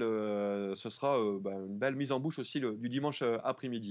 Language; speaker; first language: French; native; French